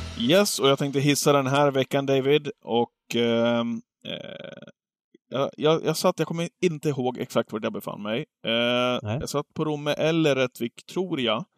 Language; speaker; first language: Swedish; native; Swedish